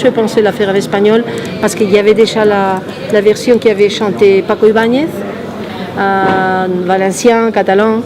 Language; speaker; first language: French; non-native, fluent; Spanish